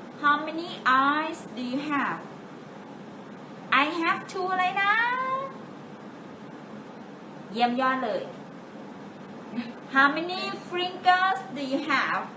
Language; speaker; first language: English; non-native, fluent; Thai